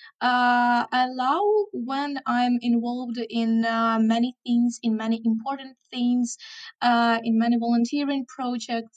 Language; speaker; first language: English; non-native, fluent; Ukrainian